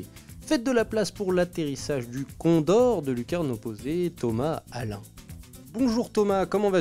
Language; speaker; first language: French; native; French